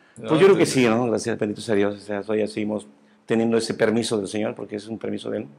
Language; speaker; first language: Spanish; native; Spanish